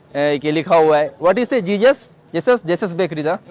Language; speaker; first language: Hindi; native; Hindi